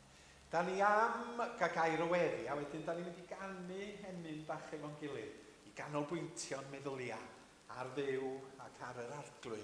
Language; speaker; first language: Welsh; native; Welsh